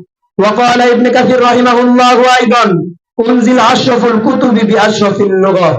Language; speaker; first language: Arabic; non-native, learner; Bangla